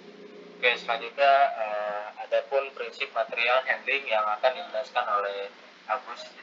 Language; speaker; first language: Indonesian; native; Indonesian